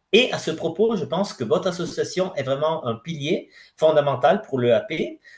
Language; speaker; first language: French; non-native, fluent; Italian